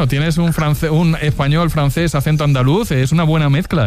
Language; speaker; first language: Spanish; native; Spanish